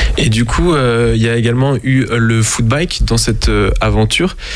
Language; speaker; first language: French; native; French